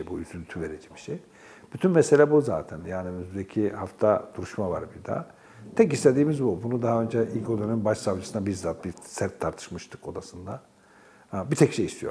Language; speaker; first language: Turkish; non-native, local second language; Kurdish